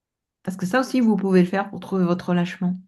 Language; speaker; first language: French; native; French